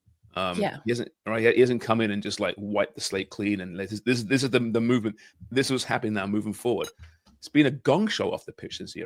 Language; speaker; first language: English; native; English